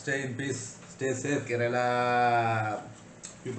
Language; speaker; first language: English; non-native, learner; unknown